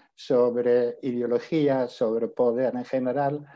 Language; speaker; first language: Spanish; non-native, fluent; Dutch